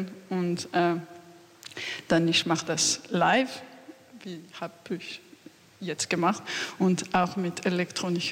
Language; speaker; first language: German; non-native, learner; French